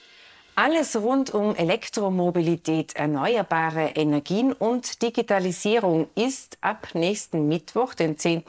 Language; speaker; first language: German; native; German